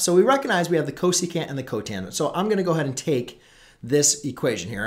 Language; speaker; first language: English; native; English